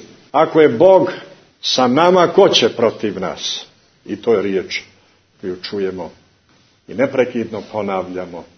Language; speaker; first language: Croatian; native; Croatian